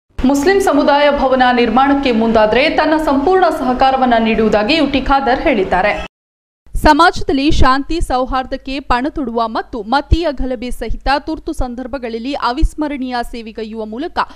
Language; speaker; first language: Kannada; native; Kannada